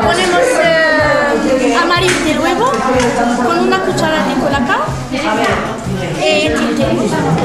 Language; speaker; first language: Spanish; non-native, learner; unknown